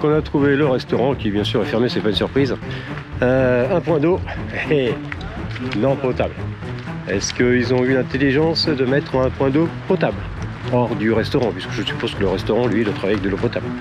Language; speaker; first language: French; native; French